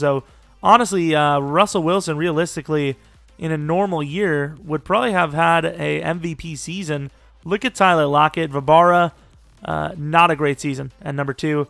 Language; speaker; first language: English; native; English